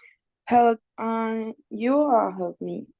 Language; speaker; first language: English; non-native, learner; Spanish